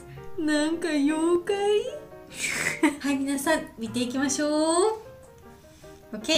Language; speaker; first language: Japanese; non-native, learner; Georgian